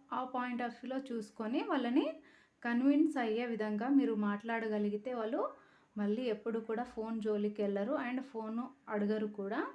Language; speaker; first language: Telugu; native; Telugu